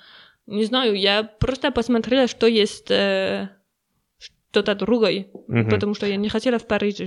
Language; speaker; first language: Russian; non-native, learner; French